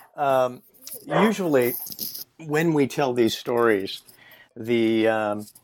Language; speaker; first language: English; native; English